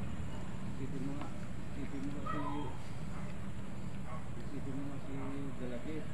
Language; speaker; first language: Filipino; non-native, local second language; Cebuano